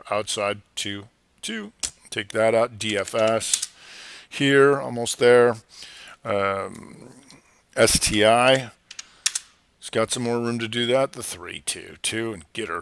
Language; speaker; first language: English; native; English